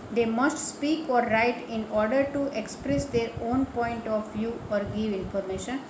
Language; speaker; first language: English; non-native, local second language; Gujarati